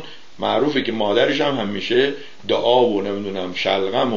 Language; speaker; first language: Persian; native; Persian